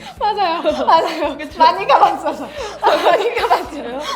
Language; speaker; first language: Korean; non-native, learner; Thai